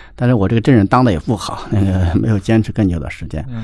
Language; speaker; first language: Chinese; native; Chinese